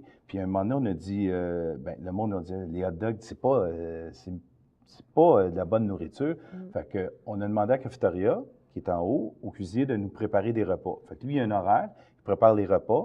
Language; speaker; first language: French; native; French